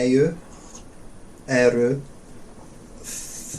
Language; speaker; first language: Icelandic; non-native, learner; English